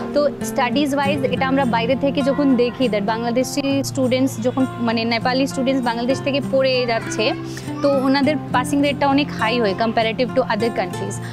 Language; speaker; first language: Bangla; non-native, fluent; Nepali